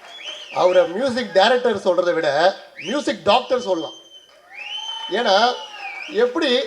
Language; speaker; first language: Tamil; native; Tamil